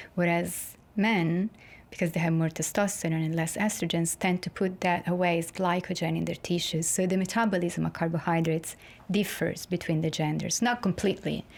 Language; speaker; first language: English; non-native, fluent; Italian